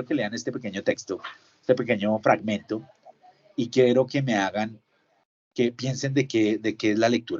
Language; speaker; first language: Spanish; native; Spanish